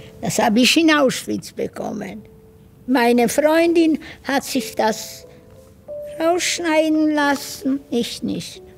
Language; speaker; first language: German; non-native, fluent; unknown